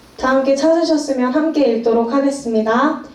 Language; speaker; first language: Korean; native; Korean